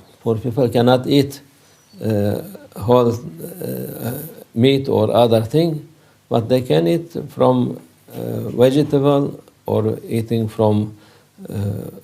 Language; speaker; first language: English; non-native, learner; Turkish